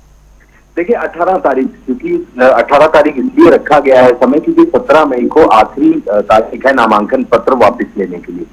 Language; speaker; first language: Hindi; native; Hindi